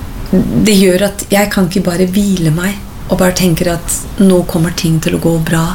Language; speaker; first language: Norwegian; non-native, fluent; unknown